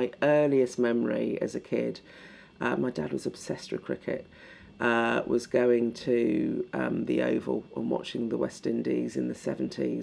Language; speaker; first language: English; native; English